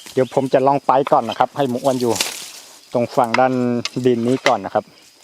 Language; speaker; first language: Thai; non-native, local second language; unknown